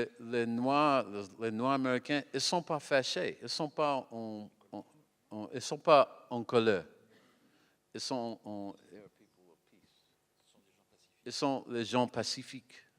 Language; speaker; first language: French; non-native, learner; English